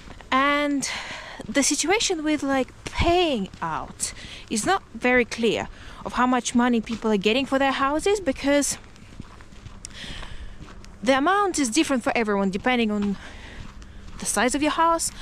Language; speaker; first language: English; non-native, fluent; Russian